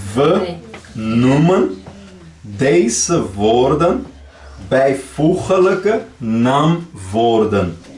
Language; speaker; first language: Dutch; non-native, learner; Portuguese